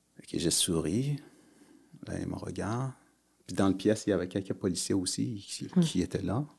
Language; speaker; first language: French; early bilingual, other home language; Persian